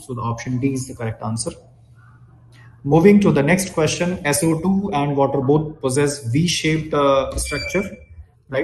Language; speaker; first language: English; non-native, local second language; Hindi